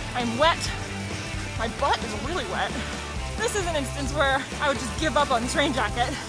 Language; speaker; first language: English; native; English